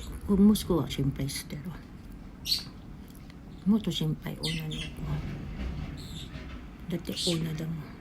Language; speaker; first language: Japanese; non-native, learner; Filipino